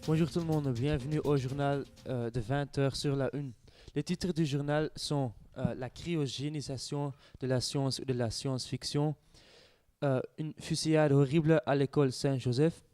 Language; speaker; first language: French; non-native, learner; Dutch